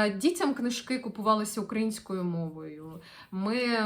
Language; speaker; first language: Ukrainian; non-native, local second language; Russian